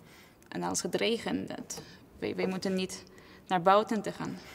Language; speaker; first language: Dutch; non-native, learner; Polish